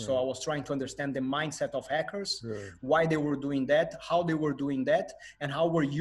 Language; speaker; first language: English; non-native, fluent; Portuguese